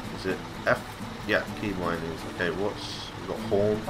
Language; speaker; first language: English; native; English